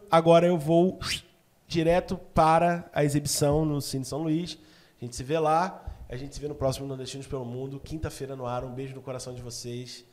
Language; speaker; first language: Portuguese; native; Portuguese